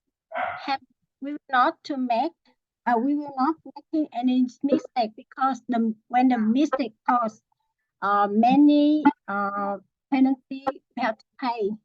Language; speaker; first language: English; non-native, learner; Vietnamese